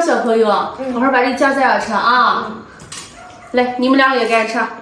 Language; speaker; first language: Chinese; native; Chinese